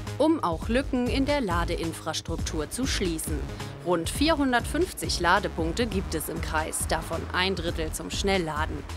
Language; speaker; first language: German; native; German